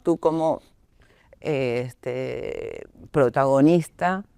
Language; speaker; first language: Spanish; native; Spanish